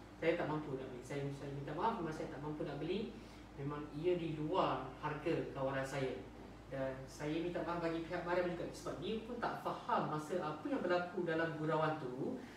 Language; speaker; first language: Malay; native; Malay